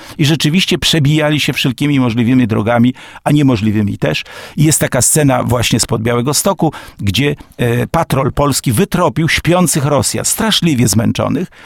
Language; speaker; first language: Polish; native; Polish